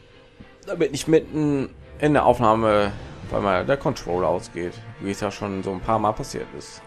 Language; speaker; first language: German; native; German